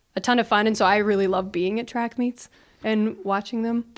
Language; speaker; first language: English; native; English